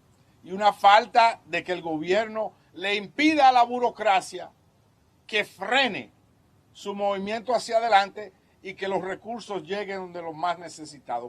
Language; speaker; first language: Spanish; native; Spanish